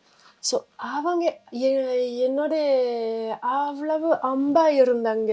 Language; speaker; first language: Tamil; non-native, fluent; Spanish